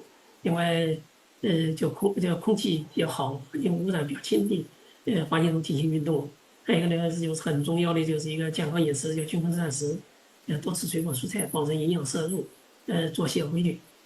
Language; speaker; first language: Chinese; non-native, local second language; Indonesian